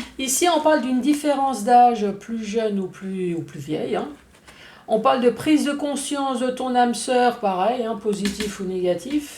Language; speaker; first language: French; native; French